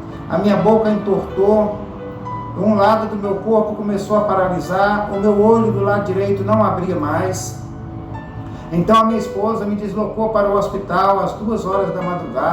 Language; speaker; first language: Portuguese; native; Portuguese